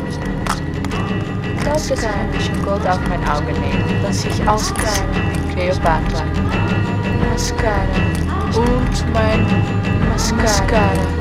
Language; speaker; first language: German; non-native, learner; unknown